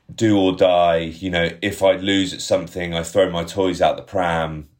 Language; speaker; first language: English; native; English